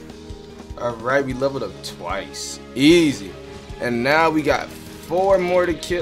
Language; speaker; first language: English; native; English